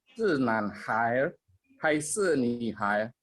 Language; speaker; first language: Chinese; non-native, learner; Indonesian